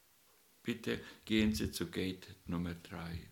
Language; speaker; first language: German; non-native, learner; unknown